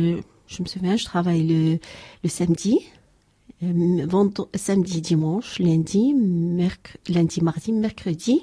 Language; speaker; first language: French; non-native, learner; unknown